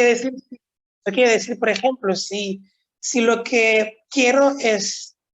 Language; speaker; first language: Spanish; non-native, local second language; Haitian Creole